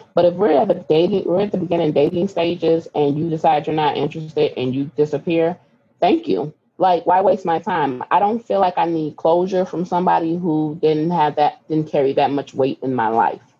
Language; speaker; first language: English; native; English